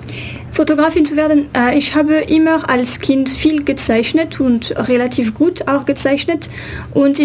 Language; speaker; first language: German; non-native, fluent; French